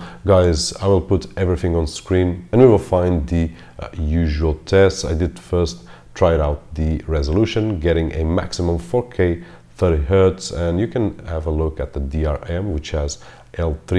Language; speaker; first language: English; non-native, fluent; Portuguese